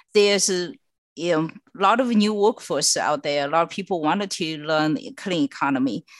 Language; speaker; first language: English; non-native, fluent; Chinese